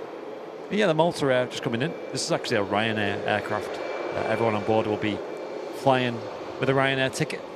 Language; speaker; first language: English; native; English